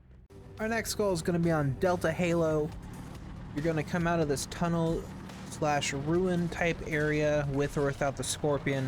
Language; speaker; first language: English; native; English